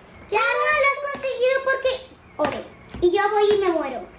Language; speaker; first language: Spanish; native; Spanish